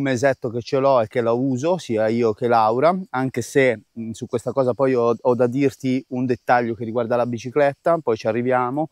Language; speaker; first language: Italian; native; Italian